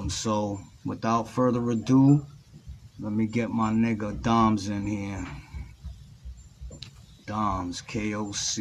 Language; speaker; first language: English; native; English